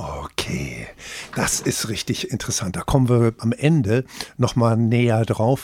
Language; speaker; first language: German; native; German